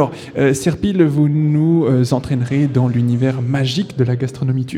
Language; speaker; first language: French; native; French